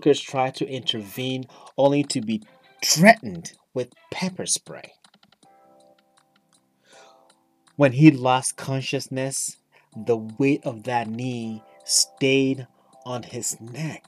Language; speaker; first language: English; non-native, local second language; Ewe